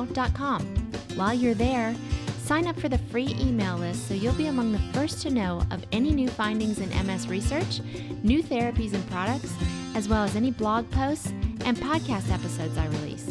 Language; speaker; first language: English; native; English